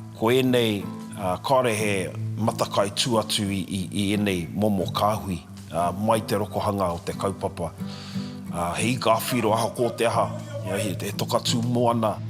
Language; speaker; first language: Māori; non-native, local second language; English